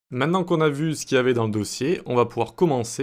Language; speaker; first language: French; native; French